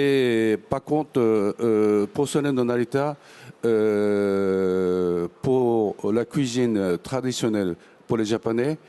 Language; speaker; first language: French; non-native, fluent; Japanese